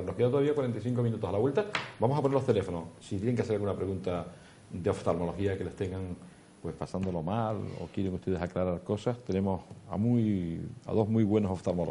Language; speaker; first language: Spanish; native; Spanish